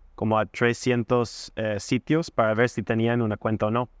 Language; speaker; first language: Spanish; non-native, fluent; English